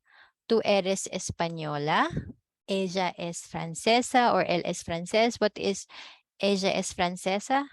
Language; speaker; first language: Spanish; non-native, fluent; Filipino